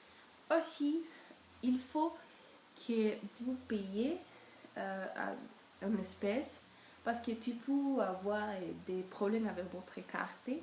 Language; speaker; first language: French; non-native, learner; Spanish